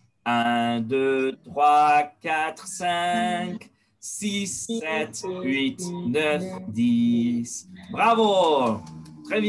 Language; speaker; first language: French; non-native, fluent; Spanish